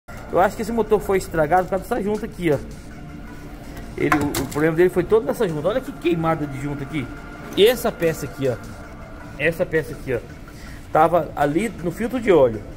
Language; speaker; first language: Portuguese; native; Portuguese